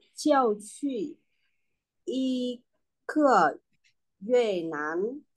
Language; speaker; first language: Chinese; non-native, learner; Vietnamese